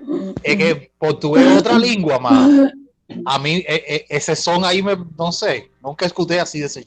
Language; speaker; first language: Portuguese; non-native, learner; Spanish